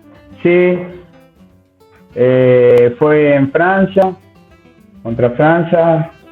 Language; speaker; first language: Portuguese; non-native, learner; Spanish